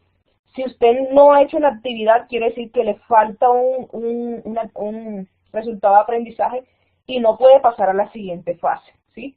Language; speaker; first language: Spanish; native; Spanish